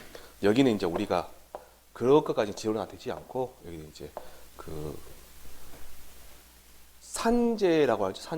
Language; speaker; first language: Korean; native; Korean